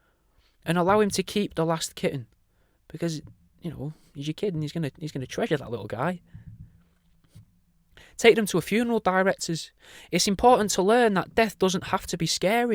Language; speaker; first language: English; native; English